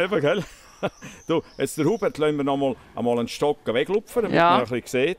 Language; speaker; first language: German; native; German